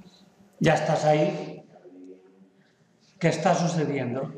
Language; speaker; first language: Spanish; native; Spanish